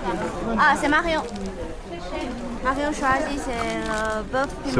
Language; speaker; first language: French; non-native, learner; Chinese